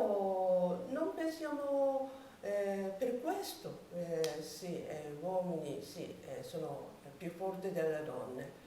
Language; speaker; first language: Italian; non-native, learner; Japanese